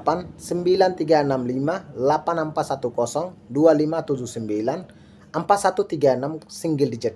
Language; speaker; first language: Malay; non-native, learner; Bangla